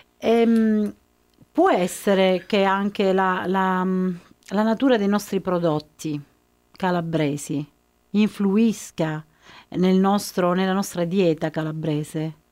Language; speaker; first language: Italian; native; Italian